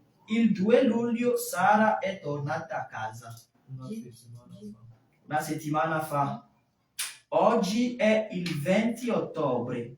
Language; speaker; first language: Italian; non-native, fluent; French